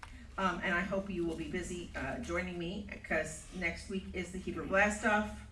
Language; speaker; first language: English; native; English